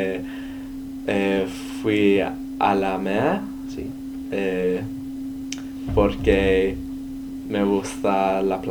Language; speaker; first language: Spanish; non-native, learner; English